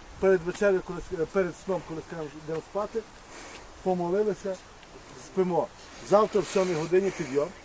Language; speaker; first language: Ukrainian; native; Ukrainian